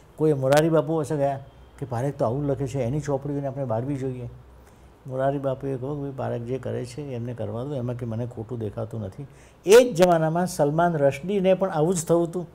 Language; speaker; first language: Gujarati; native; Gujarati